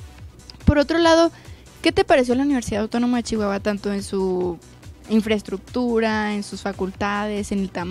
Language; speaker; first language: Spanish; native; Spanish